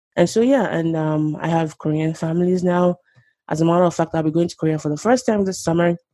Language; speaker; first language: English; non-native, local second language; Yoruba